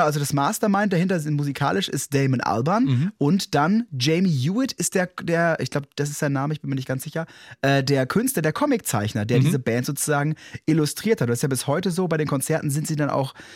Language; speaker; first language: German; native; German